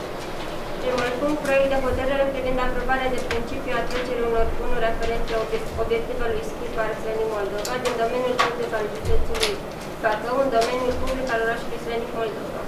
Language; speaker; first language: Romanian; native; Romanian